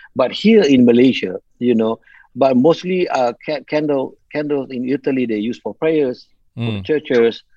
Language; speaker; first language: English; non-native, local second language; Malay